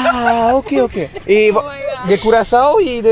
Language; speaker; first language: Spanish; non-native, learner; French